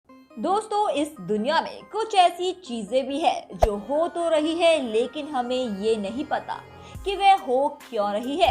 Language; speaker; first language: Hindi; native; Hindi